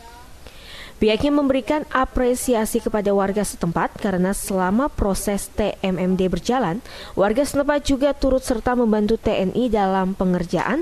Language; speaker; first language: Indonesian; native; Indonesian